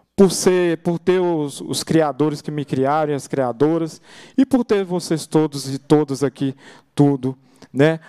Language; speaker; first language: Portuguese; native; Portuguese